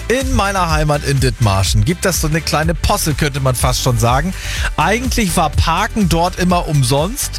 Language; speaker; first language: German; native; German